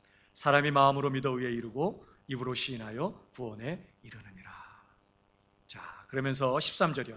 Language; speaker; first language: Korean; native; Korean